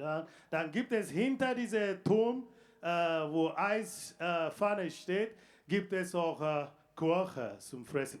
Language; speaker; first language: German; non-native, fluent; Igbo